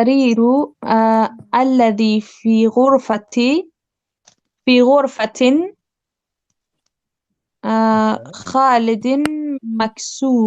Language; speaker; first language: Arabic; non-native, learner; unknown